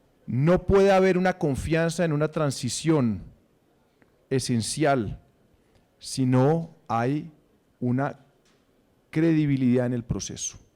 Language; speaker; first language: Spanish; native; Spanish